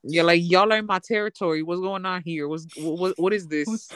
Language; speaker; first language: English; early bilingual, other home language; Spanish